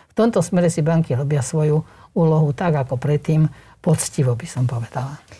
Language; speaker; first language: Slovak; native; Slovak